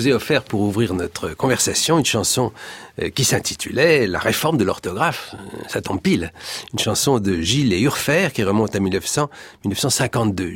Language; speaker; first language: French; native; French